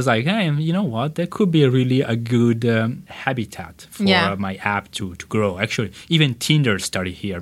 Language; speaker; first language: English; non-native, fluent; Italian